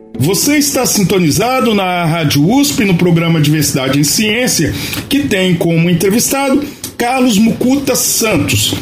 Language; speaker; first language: Portuguese; native; Portuguese